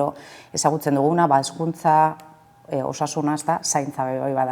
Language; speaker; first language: Basque; native; Basque